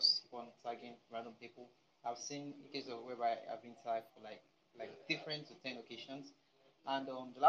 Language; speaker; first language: English; non-native, local second language; Yoruba